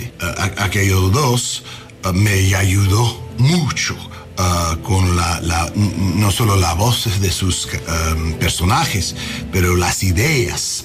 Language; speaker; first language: Spanish; non-native, learner; English